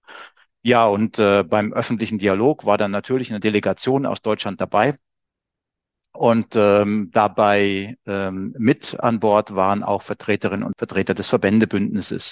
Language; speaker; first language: German; native; German